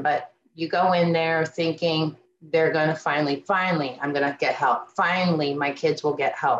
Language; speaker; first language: English; native; English